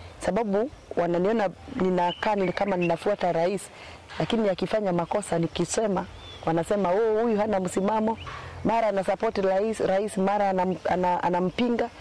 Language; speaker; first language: Swahili; non-native, local second language; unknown